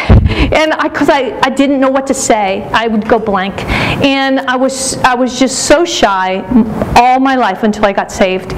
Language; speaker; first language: English; native; English